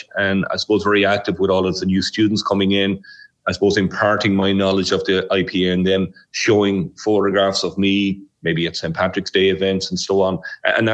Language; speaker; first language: English; native; English